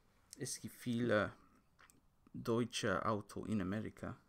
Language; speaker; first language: German; non-native, learner; English